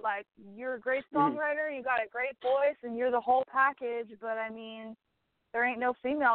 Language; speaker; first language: English; native; English